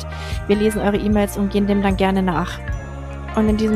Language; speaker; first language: German; native; German